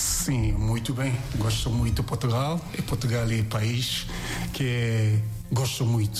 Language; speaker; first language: Portuguese; non-native, learner; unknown